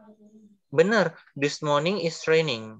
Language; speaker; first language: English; non-native, fluent; Indonesian